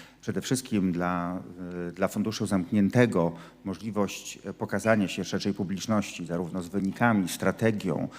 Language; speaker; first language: Polish; native; Polish